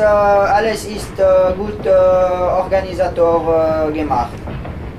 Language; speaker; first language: German; non-native, local second language; French